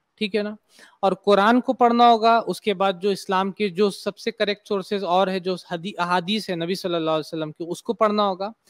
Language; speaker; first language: Hindi; native; Hindi